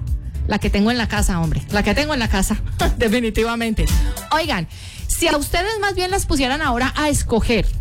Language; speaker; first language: Spanish; native; Spanish